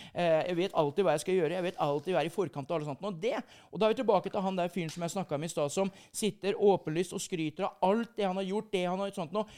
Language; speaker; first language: Norwegian; native; Norwegian